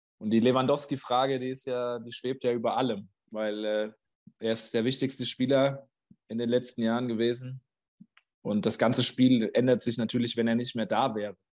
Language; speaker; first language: German; native; German